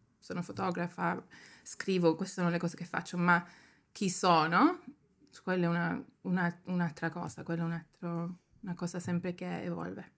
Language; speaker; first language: Italian; early bilingual, heritage; Italian